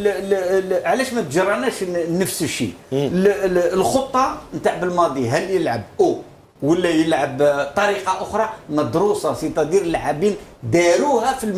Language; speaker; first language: Arabic; native; Arabic